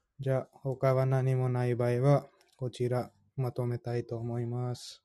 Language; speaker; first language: Japanese; non-native, fluent; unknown